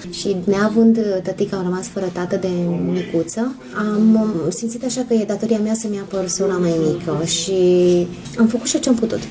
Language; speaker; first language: Romanian; native; Romanian